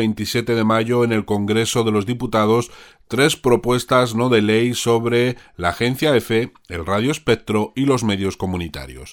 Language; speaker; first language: Spanish; native; Spanish